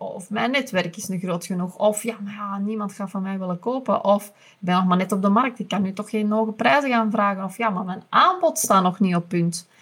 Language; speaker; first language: Dutch; native; Dutch